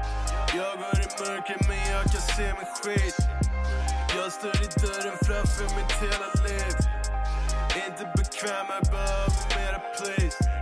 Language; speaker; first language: Swedish; native; Swedish